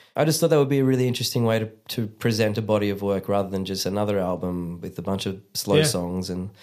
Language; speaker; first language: English; native; English